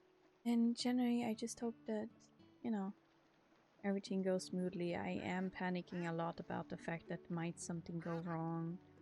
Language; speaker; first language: English; non-native, fluent; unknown